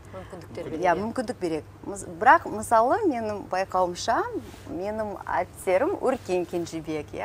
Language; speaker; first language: Kazakh; non-native, local second language; Russian